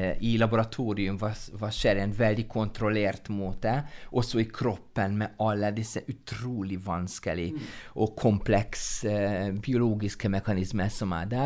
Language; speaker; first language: Norwegian; non-native, fluent; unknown